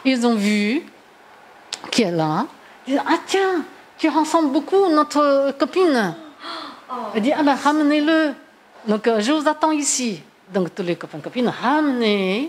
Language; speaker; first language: French; non-native, fluent; Chinese